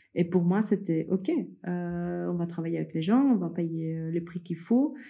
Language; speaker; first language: French; early bilingual, other home language; Spanish